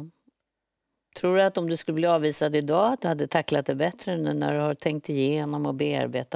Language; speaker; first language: Swedish; native; Swedish